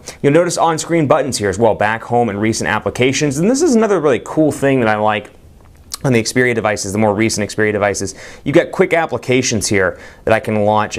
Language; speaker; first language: English; native; English